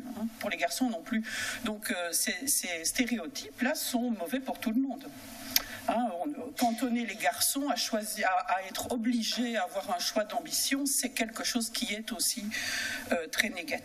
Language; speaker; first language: French; native; French